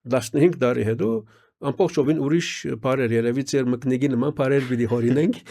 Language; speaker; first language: Armenian; early bilingual, heritage; Armenian